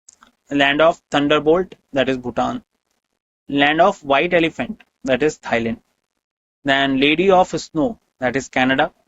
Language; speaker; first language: English; non-native, local second language; Hindi